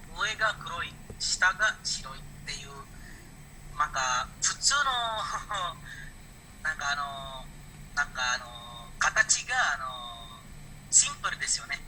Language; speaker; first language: Japanese; non-native, learner; Indonesian